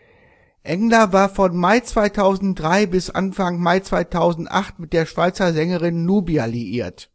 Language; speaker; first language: German; native; German